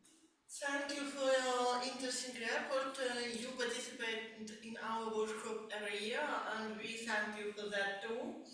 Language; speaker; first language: English; non-native, learner; Ukrainian